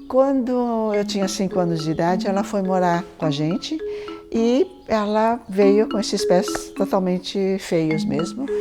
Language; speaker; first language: Portuguese; early bilingual, other home language; Chinese